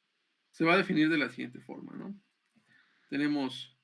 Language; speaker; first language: Spanish; native; Spanish